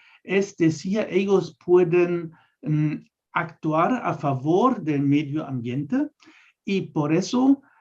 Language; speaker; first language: Spanish; non-native, fluent; German